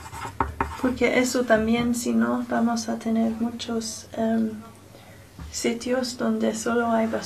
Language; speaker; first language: Spanish; non-native, learner; English